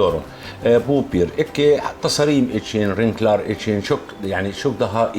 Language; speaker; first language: Turkish; non-native, learner; Arabic